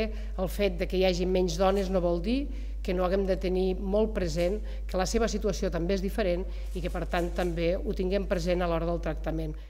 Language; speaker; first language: Catalan; native; Catalan